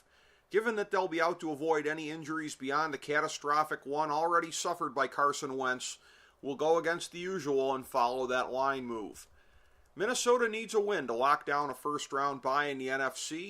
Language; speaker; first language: English; native; English